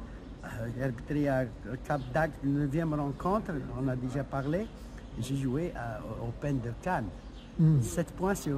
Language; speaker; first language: French; non-native, local second language; Arabic